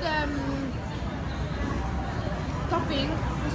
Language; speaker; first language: English; non-native, learner; Italian